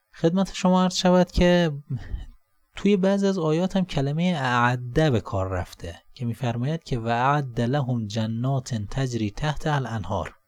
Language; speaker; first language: Persian; native; Persian